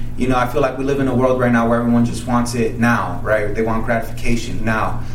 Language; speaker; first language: English; early bilingual, other home language; Spanish